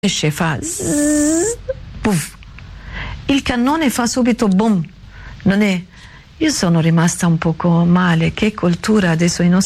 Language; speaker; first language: Italian; non-native, learner; Arabic